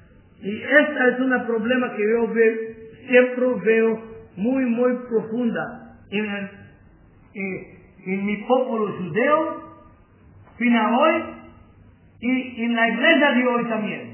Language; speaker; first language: Spanish; non-native, learner; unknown